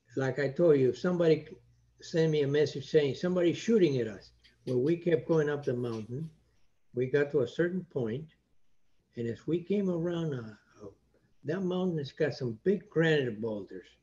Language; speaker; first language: English; non-native, fluent; Spanish